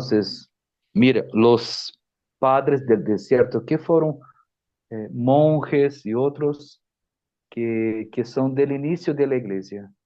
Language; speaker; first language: Spanish; non-native, fluent; Portuguese